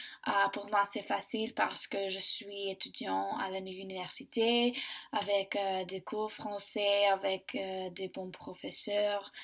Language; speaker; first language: French; non-native, learner; English